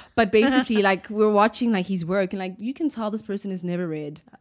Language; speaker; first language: English; native; English